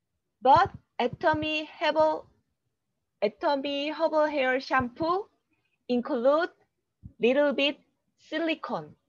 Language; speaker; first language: English; non-native, learner; Korean